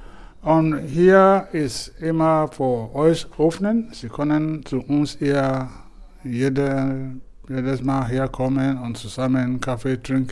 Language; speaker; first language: German; non-native, fluent; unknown